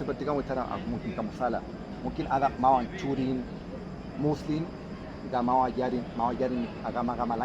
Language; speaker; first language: Indonesian; non-native, fluent; Spanish